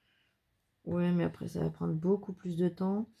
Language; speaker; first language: French; native; French